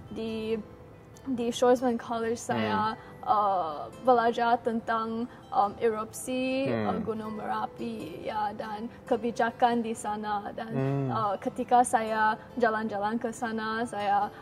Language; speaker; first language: Indonesian; non-native, learner; Chinese